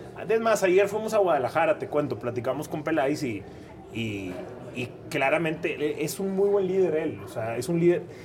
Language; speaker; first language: Spanish; native; Spanish